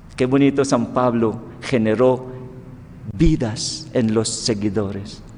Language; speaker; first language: Spanish; non-native, fluent; Filipino